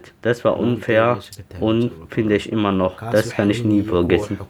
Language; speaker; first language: German; non-native, learner; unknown